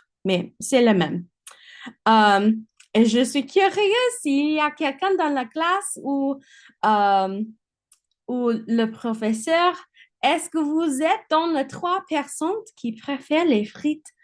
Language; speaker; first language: French; non-native, learner; English